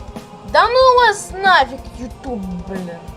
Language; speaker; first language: Russian; native; Russian